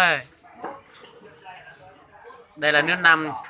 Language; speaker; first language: Vietnamese; non-native, local second language; Hmong